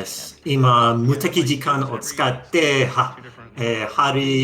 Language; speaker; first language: Japanese; non-native, learner; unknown